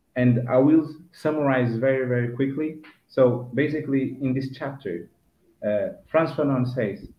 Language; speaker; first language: English; non-native, fluent; Kabuverdianu